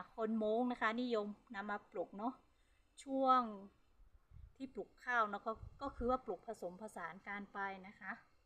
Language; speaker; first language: Thai; non-native, local second language; Hmong